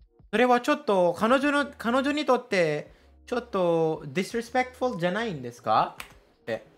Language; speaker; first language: Japanese; non-native, fluent; English